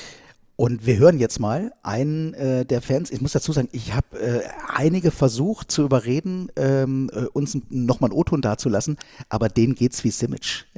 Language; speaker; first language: German; native; German